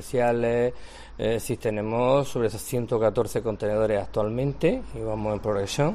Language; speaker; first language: Spanish; native; Spanish